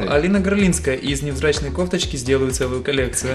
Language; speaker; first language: Russian; native; Russian